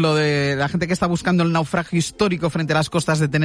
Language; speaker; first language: Spanish; native; Spanish